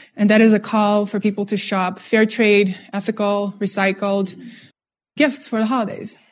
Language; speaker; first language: English; non-native, fluent; Russian